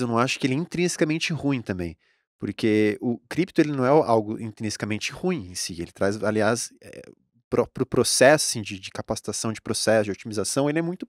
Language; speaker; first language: Portuguese; native; Portuguese